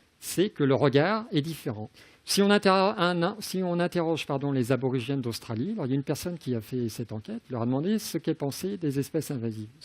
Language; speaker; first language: French; native; French